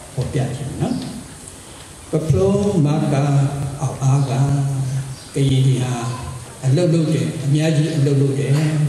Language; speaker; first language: Burmese; non-native, local second language; S'gaw Karen